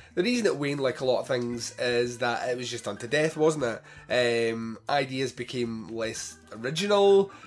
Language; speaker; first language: English; native; English